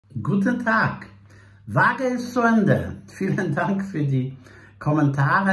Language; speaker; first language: German; non-native, fluent; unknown